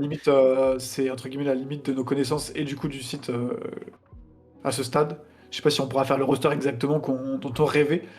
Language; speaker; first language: French; native; French